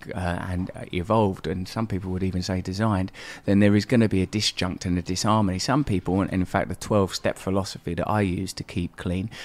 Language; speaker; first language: English; native; English